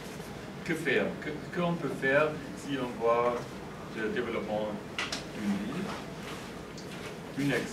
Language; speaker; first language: French; non-native, fluent; German